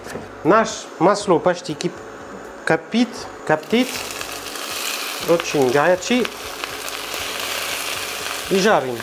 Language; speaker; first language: Russian; non-native, learner; French